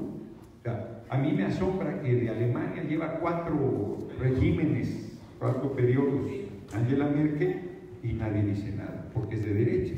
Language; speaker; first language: Spanish; native; Spanish